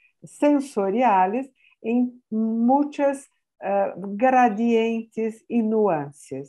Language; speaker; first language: Spanish; non-native, fluent; Portuguese